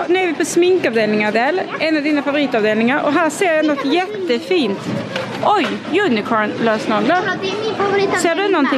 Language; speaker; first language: Swedish; native; Swedish